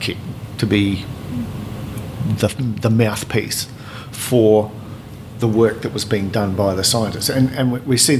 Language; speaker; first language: English; native; English